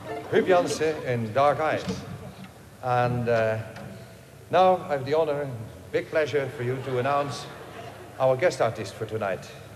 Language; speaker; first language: English; non-native, fluent; Dutch